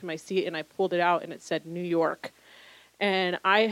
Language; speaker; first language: English; native; English